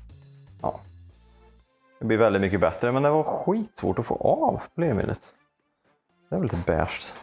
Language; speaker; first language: Swedish; native; Swedish